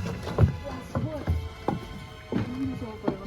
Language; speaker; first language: Japanese; native; Japanese